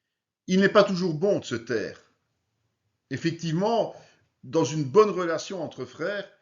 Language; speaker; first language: French; native; French